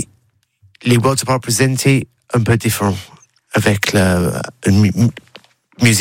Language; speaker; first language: French; non-native, learner; English